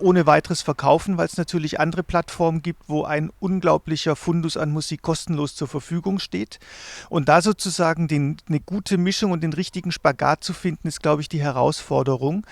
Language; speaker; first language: German; native; German